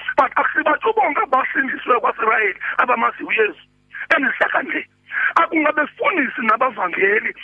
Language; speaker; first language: Zulu; non-native, local second language; Xhosa